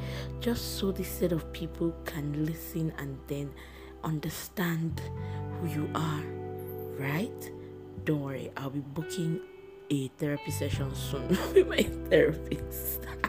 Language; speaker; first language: English; non-native, local second language; Yoruba